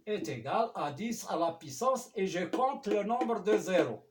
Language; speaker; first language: French; non-native, local second language; Arabic